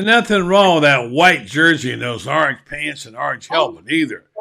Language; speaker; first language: English; native; English